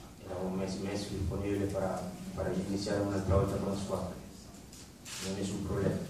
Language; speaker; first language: Italian; non-native, fluent; Spanish